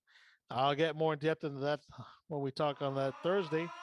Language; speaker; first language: English; native; English